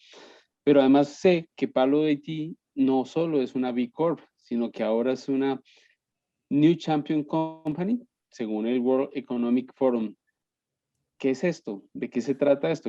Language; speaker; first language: Spanish; native; Spanish